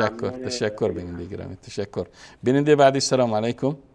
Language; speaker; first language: Persian; native; Persian